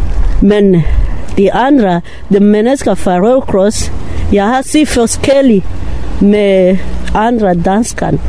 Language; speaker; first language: Danish; non-native, learner; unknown